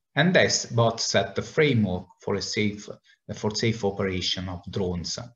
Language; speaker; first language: English; non-native, fluent; Italian